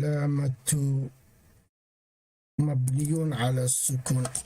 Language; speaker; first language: Arabic; non-native, fluent; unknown